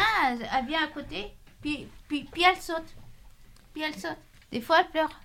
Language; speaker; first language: French; native; French